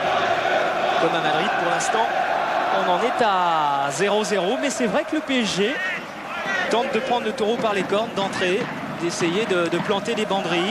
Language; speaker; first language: French; native; French